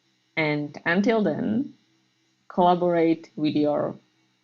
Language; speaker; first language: English; non-native, fluent; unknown